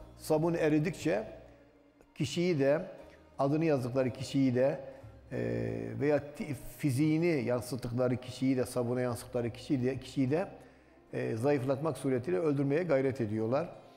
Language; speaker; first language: Turkish; native; Turkish